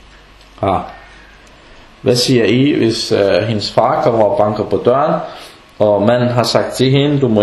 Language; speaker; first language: Danish; non-native, fluent; Arabic